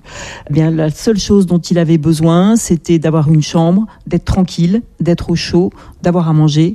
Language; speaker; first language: French; native; French